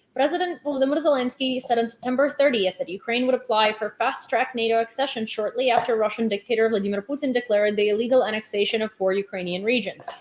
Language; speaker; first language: English; non-native, fluent; Ukrainian